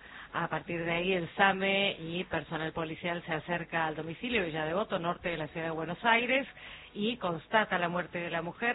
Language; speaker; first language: Spanish; native; Spanish